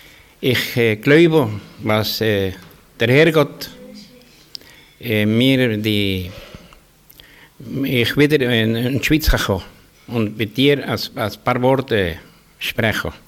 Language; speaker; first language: German; early bilingual, heritage; German